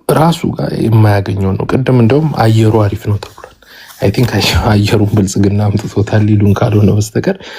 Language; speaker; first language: Amharic; native; Amharic